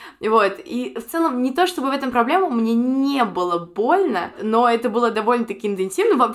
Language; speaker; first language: Russian; native; Russian